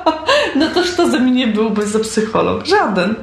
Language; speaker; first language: Polish; non-native, local second language; Belarusian